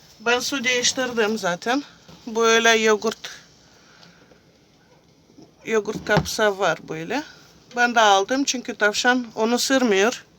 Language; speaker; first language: Turkish; non-native, fluent; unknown